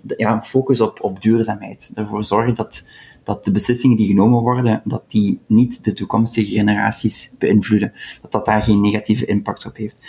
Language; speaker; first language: Dutch; native; Dutch